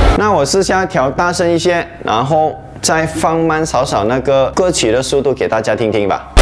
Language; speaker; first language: Chinese; non-native, local second language; Hakka Chinese